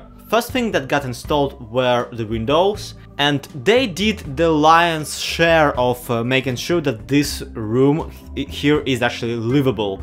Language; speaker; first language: English; non-native, fluent; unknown